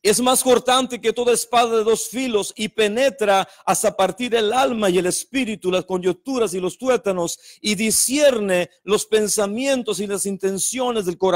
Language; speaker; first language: Spanish; native; Spanish